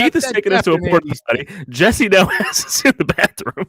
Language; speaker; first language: English; native; English